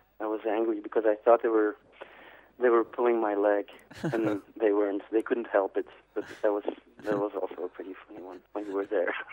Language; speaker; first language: English; non-native, fluent; Dutch